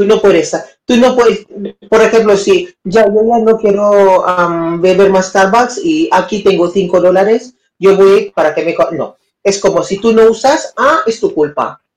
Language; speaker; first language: Spanish; non-native, learner; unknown